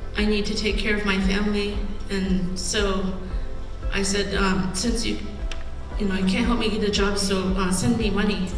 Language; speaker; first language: English; native; English